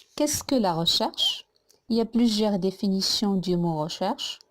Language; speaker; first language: French; non-native, local second language; Arabic